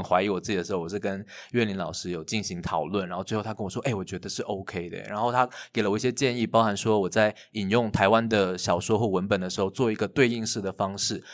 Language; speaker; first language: Chinese; native; Chinese